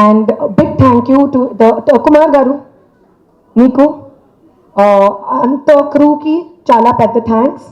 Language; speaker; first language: Telugu; non-native, local second language; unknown